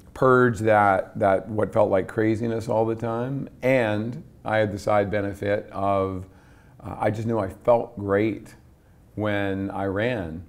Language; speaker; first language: English; native; English